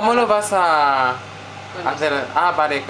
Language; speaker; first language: Spanish; non-native, learner; Filipino